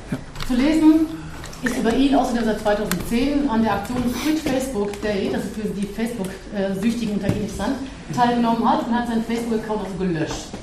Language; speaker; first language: German; native; German